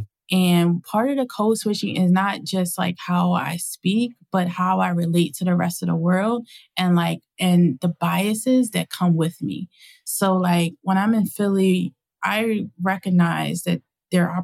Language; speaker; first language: English; native; English